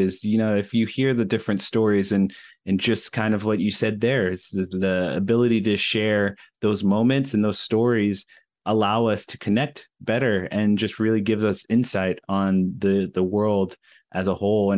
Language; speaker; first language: English; native; English